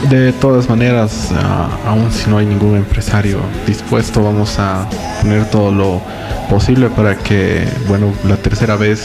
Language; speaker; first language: Spanish; native; Spanish